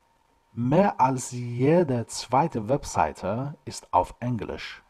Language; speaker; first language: German; non-native, fluent; Persian